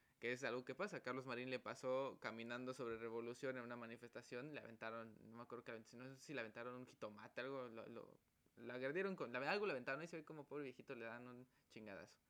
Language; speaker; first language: Spanish; native; Spanish